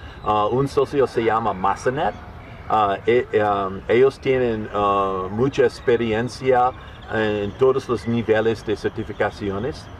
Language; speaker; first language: Spanish; non-native, learner; English